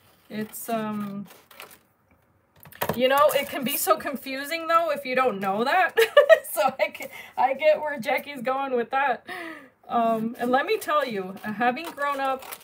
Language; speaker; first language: English; native; English